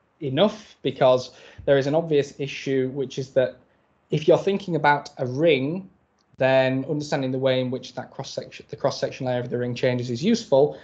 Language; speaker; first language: English; native; English